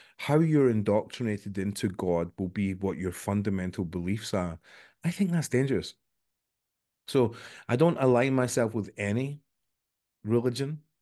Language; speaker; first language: English; native; English